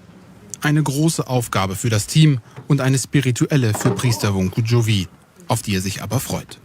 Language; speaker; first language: German; native; German